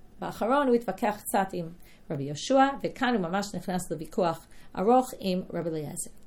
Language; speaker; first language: Hebrew; non-native, fluent; English